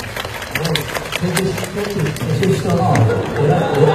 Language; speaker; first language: Japanese; non-native, fluent; Korean